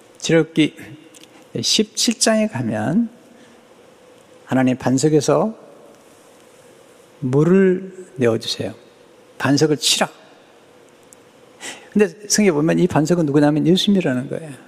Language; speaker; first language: Korean; native; Korean